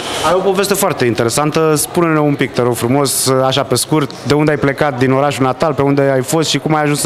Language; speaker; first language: Romanian; native; Romanian